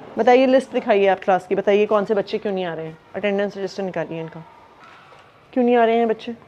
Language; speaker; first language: Hindi; native; Hindi